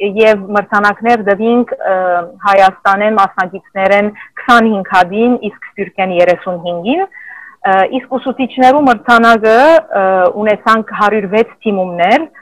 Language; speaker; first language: Armenian; native; Armenian